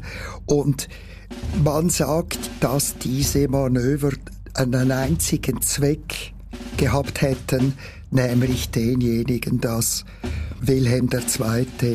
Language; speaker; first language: German; native; German